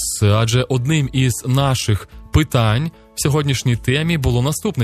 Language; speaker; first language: Ukrainian; native; Ukrainian